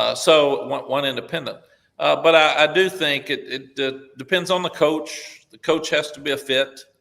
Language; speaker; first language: English; native; English